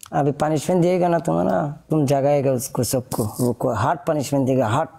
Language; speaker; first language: Hindi; non-native, fluent; Bangla